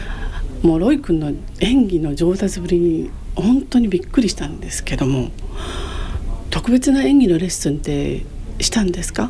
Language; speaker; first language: Japanese; native; Japanese